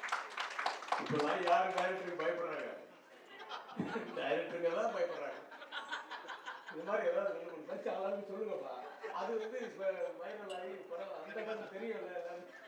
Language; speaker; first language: Tamil; native; Tamil